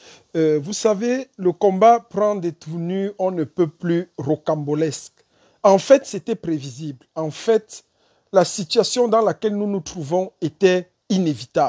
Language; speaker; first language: French; native; French